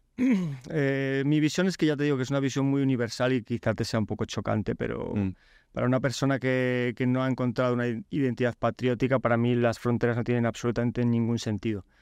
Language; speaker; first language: Spanish; early bilingual, other home language; Polish